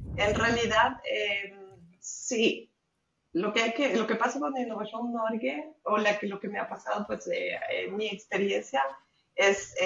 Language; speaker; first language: Spanish; native; Spanish